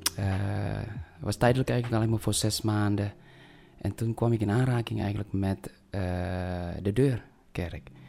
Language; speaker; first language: Dutch; non-native, fluent; Indonesian